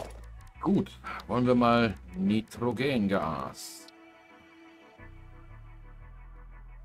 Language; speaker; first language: German; native; German